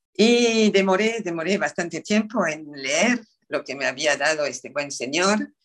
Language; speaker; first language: Spanish; non-native, fluent; French